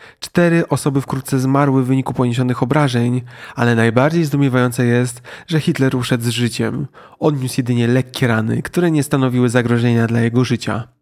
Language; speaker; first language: Polish; native; Polish